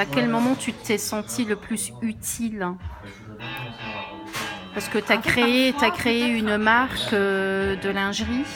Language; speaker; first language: French; native; French